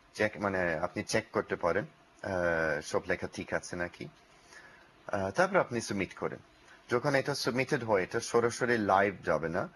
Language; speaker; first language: Bangla; non-native, learner; English